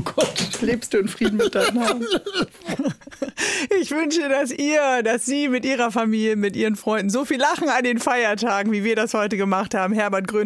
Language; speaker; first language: German; native; German